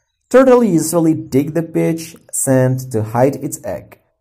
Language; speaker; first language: English; non-native, fluent; Indonesian